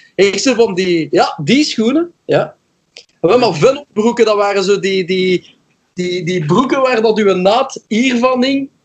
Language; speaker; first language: Dutch; native; Dutch